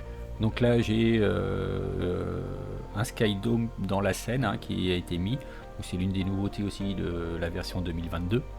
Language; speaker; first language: French; native; French